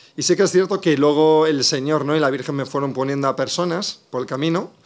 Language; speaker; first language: Spanish; native; Spanish